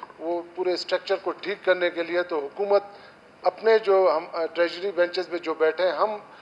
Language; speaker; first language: Urdu; non-native, local second language; Baluchi